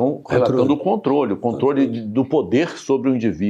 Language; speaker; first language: Portuguese; native; Portuguese